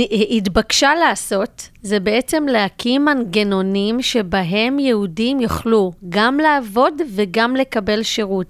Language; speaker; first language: Hebrew; native; Hebrew